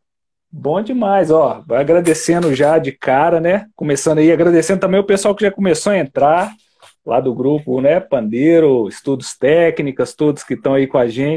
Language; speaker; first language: Portuguese; native; Portuguese